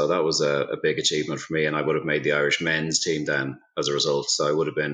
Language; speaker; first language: English; native; English